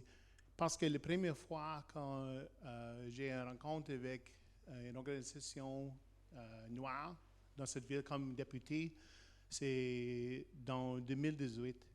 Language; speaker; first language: French; non-native, learner; English